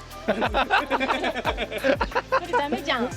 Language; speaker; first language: Japanese; native; Japanese